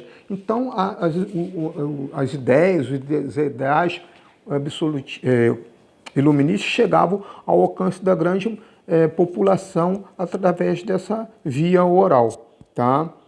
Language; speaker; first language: Portuguese; native; Portuguese